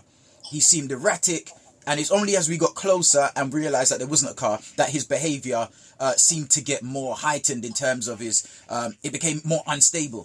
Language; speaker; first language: English; early bilingual, other home language; Jamaican Creole English